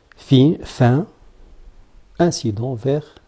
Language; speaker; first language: French; non-native, local second language; Arabic